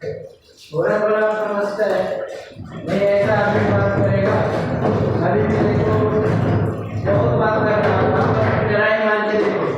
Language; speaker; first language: Hindi; non-native, learner; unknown